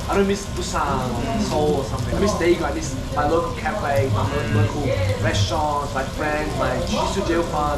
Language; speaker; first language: English; native; English